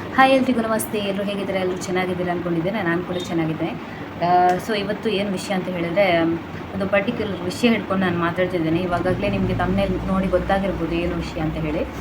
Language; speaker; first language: Kannada; non-native, local second language; Tulu